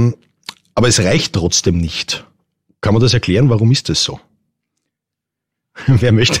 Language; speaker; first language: German; native; German